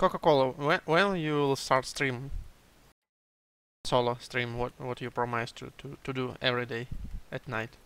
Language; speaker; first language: English; non-native, learner; Russian